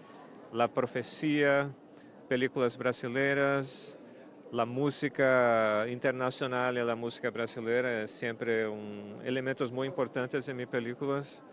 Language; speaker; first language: Spanish; non-native, fluent; Portuguese